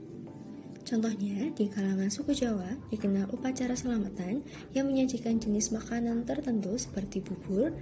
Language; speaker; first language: Indonesian; native; Indonesian